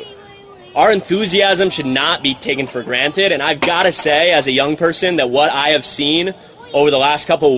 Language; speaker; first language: English; native; English